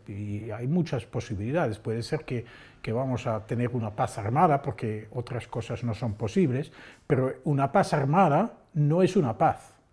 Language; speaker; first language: Spanish; non-native, fluent; Dutch